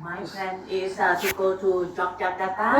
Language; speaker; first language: English; non-native, fluent; Thai